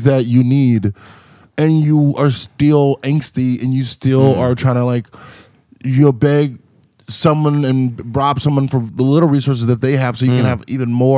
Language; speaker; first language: English; native; English